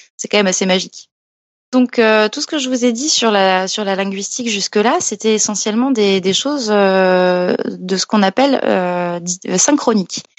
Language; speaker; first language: French; native; French